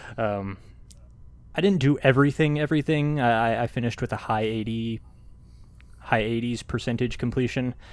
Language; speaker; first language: English; native; English